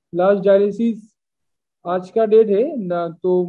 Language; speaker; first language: Hindi; non-native, local second language; Bangla